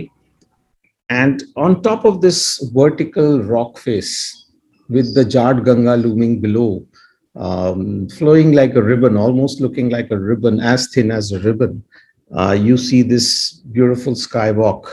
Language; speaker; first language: English; non-native, local second language; Hindi